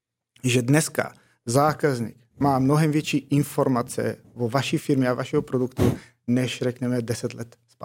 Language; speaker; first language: Czech; non-native, fluent; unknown